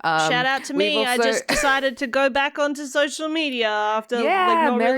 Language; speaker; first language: English; native; English